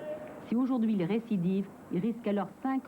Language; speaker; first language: French; native; French